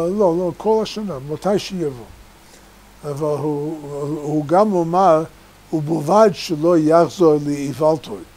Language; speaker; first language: Hebrew; non-native, fluent; English